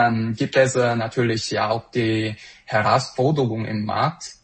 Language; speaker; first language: German; non-native, fluent; Korean